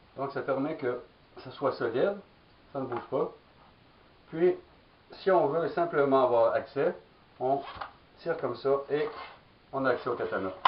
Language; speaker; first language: French; native; French